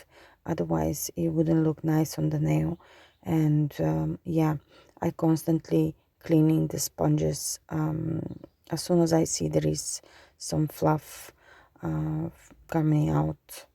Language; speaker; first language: English; non-native, fluent; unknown